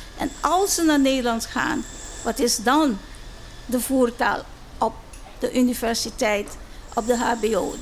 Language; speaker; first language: Dutch; non-native, local second language; Papiamento